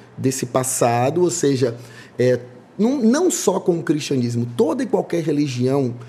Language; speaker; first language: Portuguese; native; Portuguese